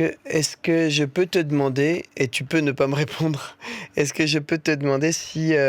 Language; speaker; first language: French; native; French